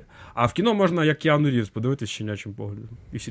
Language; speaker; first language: Ukrainian; native; Ukrainian